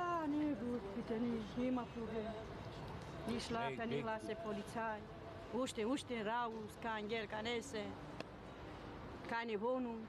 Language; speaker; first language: German; non-native, learner; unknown